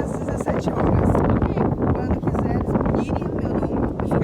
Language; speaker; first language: Portuguese; native; Portuguese